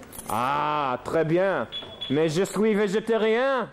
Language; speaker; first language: French; non-native, learner; Hebrew